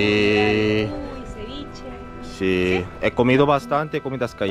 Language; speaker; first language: Spanish; non-native, learner; Portuguese